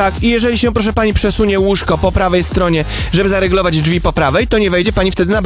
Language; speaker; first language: Polish; native; Polish